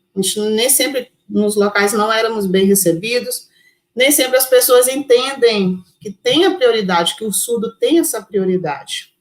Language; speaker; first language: Portuguese; native; Portuguese